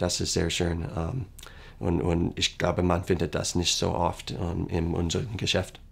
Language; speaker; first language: German; non-native, fluent; English